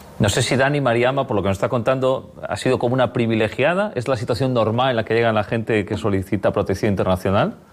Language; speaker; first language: Spanish; native; Spanish